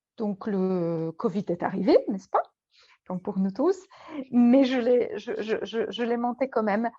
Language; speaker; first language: French; non-native, fluent; Polish